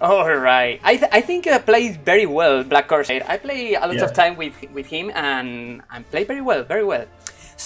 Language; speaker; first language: English; non-native, learner; Spanish